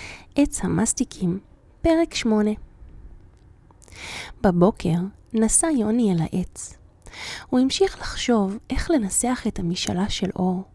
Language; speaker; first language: Hebrew; native; Hebrew